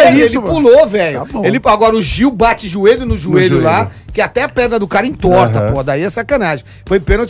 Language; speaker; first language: Portuguese; native; Portuguese